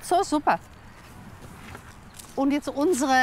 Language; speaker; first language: German; native; German